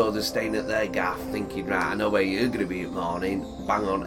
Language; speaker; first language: English; native; English